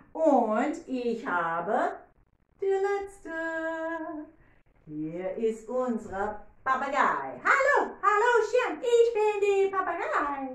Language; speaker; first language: German; non-native, learner; English